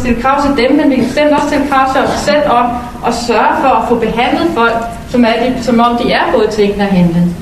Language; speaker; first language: Danish; native; Danish